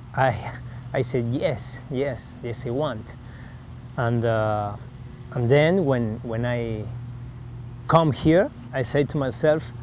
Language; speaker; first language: English; non-native, learner; Spanish